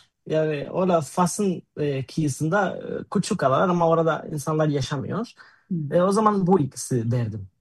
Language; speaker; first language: Turkish; non-native, fluent; Spanish